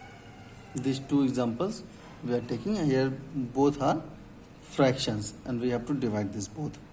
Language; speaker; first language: English; non-native, local second language; Hindi